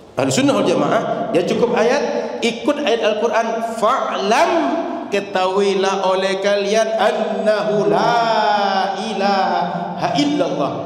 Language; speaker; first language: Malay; native; Malay